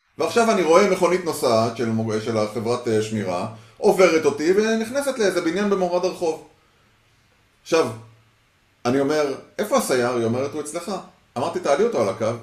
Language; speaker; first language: Hebrew; early bilingual, heritage; Hebrew